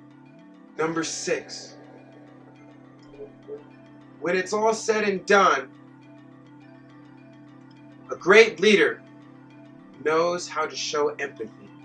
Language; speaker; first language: English; native; English